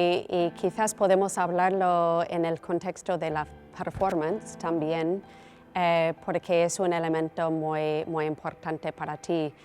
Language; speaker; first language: Spanish; non-native, fluent; English